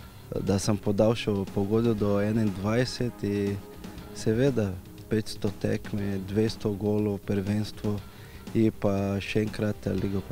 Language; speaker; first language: Slovenian; non-native, learner; Portuguese